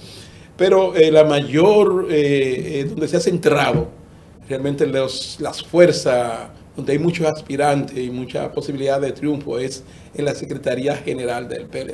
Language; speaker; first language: Spanish; native; Spanish